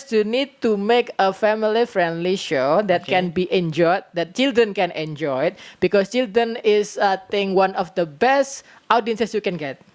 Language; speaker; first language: English; non-native, learner; Indonesian